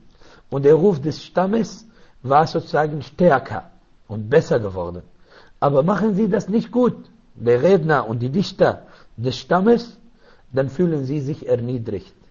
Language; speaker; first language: German; non-native, learner; Arabic